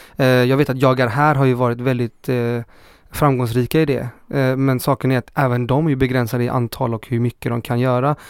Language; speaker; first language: Swedish; early bilingual, other home language; Spanish